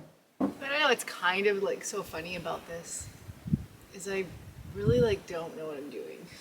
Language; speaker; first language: English; native; English